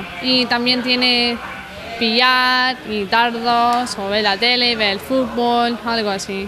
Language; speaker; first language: Spanish; non-native, fluent; English